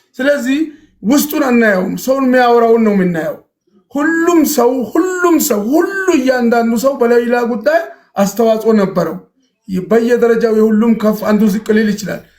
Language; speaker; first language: Amharic; non-native, local second language; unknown